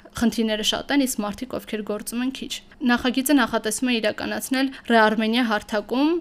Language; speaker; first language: Armenian; native; Armenian